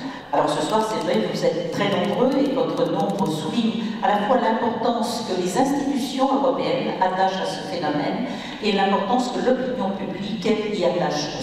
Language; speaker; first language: French; native; French